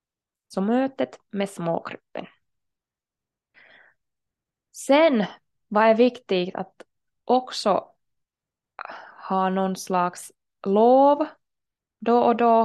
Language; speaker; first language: Swedish; non-native, local second language; Finnish